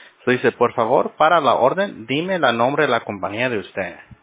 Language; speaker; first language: Spanish; early bilingual, heritage; Spanish